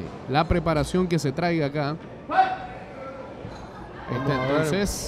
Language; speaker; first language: Spanish; native; Spanish